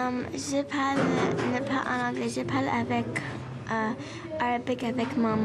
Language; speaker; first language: French; non-native, learner; Arabic